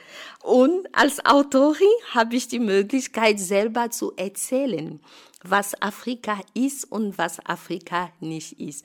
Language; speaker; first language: German; non-native, fluent; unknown